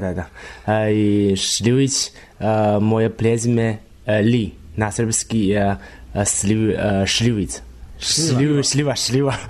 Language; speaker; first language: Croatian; non-native, learner; Chinese